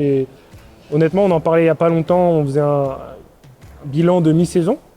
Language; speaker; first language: French; native; French